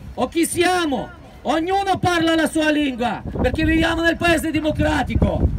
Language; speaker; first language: Italian; non-native, fluent; Ukrainian